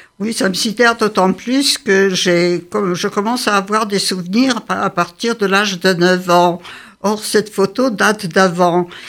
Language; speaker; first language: French; early bilingual, other home language; Yiddish